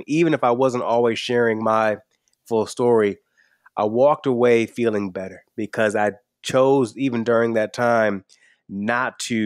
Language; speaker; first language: English; native; English